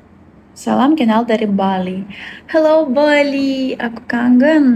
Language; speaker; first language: Indonesian; non-native, learner; Russian